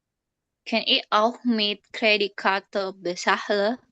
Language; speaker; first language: German; non-native, learner; Indonesian